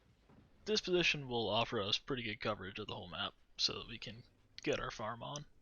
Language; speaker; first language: English; native; English